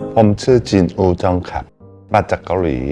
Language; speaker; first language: Thai; non-native, fluent; Korean